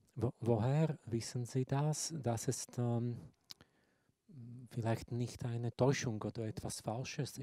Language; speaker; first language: German; non-native, fluent; Slovak